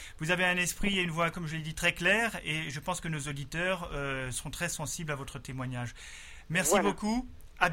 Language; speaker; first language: French; native; French